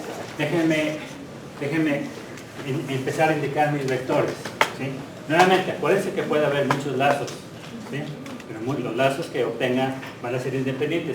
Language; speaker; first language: Spanish; native; Spanish